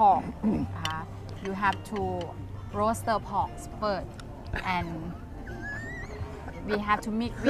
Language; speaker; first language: English; non-native, learner; Thai